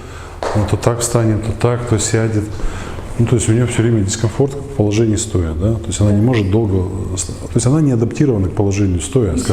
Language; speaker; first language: Russian; native; Russian